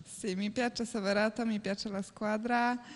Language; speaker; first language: Italian; non-native, learner; Polish